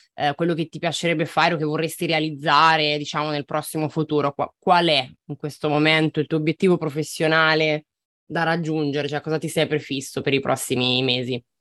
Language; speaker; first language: Italian; native; Italian